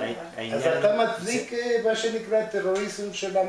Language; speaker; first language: Hebrew; non-native, fluent; Spanish